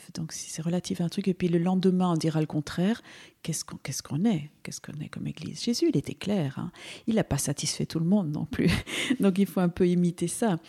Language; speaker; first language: French; native; French